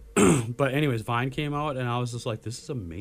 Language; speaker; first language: English; native; English